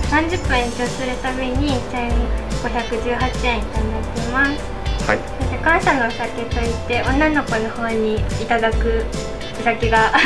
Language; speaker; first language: Japanese; native; Japanese